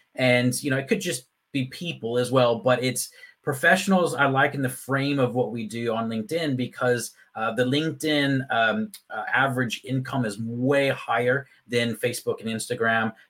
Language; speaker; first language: English; native; English